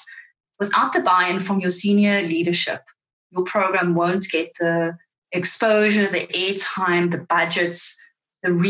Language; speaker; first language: English; non-native, local second language; Afrikaans